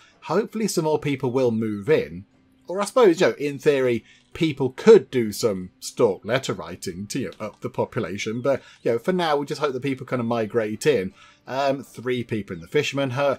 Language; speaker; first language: English; native; English